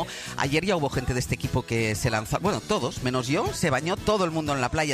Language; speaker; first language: Spanish; native; Spanish